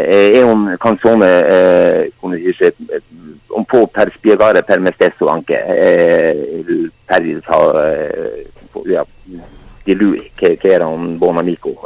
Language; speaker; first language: Italian; non-native, fluent; Norwegian